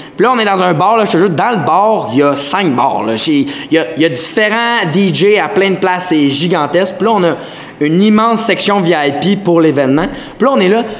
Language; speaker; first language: French; native; French